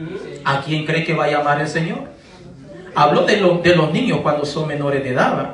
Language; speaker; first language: Spanish; native; Spanish